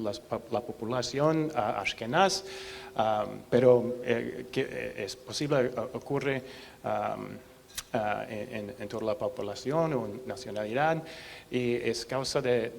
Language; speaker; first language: Spanish; non-native, learner; English